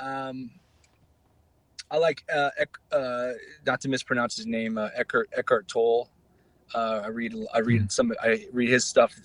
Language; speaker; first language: English; native; English